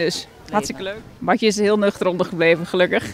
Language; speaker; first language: Dutch; native; Dutch